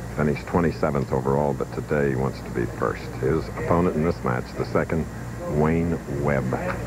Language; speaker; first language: English; native; English